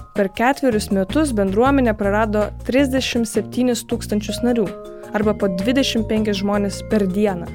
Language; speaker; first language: Lithuanian; non-native, local second language; Polish